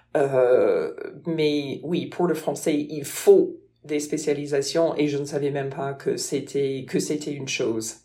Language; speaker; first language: French; non-native, fluent; English